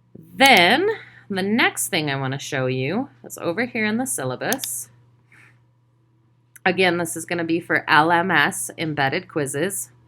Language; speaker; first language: English; native; English